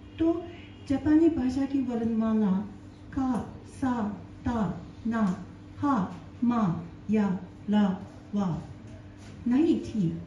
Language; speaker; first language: Hindi; non-native, learner; Japanese